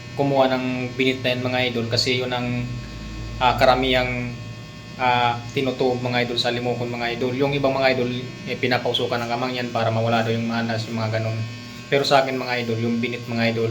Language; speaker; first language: Filipino; non-native, local second language; Bikol